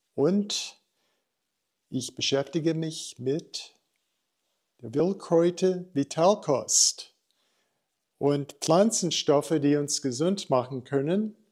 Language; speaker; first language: German; non-native, fluent; English